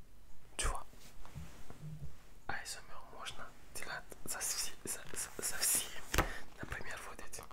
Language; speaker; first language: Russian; non-native, learner; French